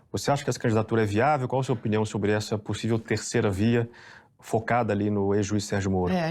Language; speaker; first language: Portuguese; native; Portuguese